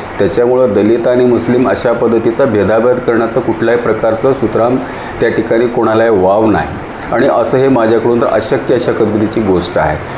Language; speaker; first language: Marathi; native; Marathi